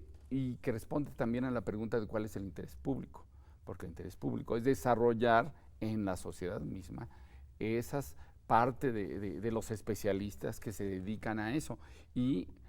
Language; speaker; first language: Spanish; native; Spanish